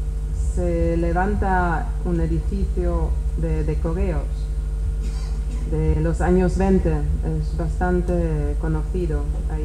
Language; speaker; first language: Spanish; non-native, fluent; Czech